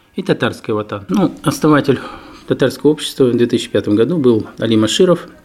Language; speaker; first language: Russian; native; Russian